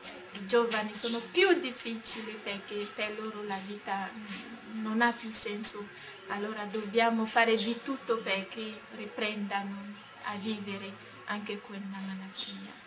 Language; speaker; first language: Italian; non-native, learner; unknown